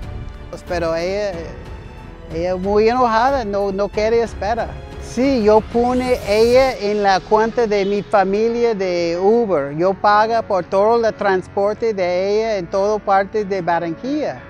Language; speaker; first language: Spanish; non-native, learner; English